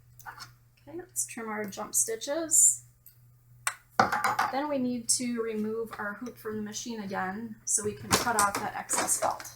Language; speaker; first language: English; native; English